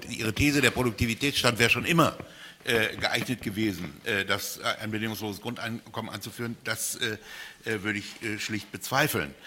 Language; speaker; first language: German; native; German